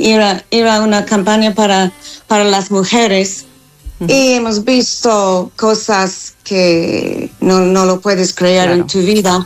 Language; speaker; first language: Spanish; non-native, fluent; English